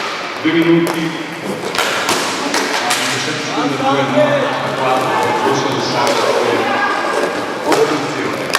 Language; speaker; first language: Italian; native; Italian